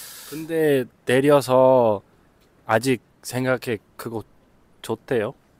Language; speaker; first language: Korean; non-native, learner; English